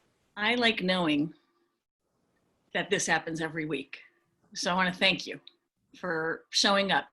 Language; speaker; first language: English; native; English